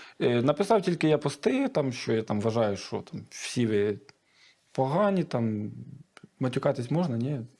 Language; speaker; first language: Ukrainian; native; Ukrainian